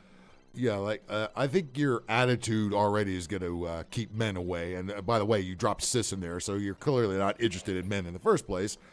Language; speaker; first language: English; native; English